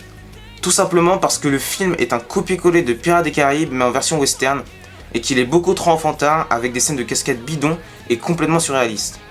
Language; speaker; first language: French; native; French